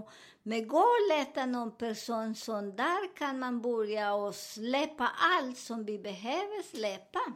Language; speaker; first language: Swedish; non-native, fluent; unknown